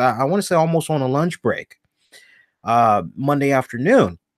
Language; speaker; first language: English; native; English